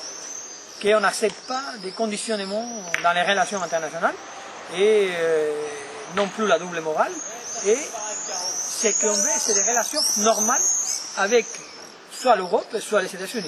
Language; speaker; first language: French; non-native, fluent; Spanish